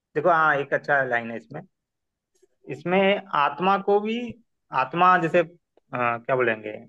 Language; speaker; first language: Hindi; non-native, local second language; Marathi